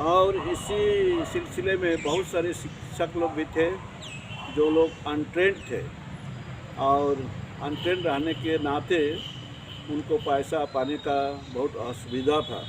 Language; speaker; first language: Hindi; non-native, local second language; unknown